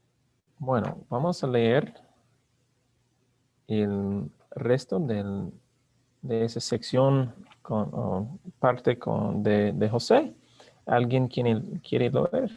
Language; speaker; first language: Spanish; non-native, learner; English